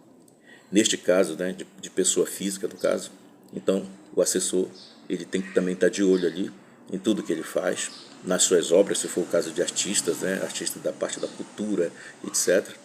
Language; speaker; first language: Portuguese; native; Portuguese